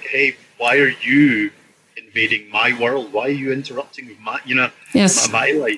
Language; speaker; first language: English; native; English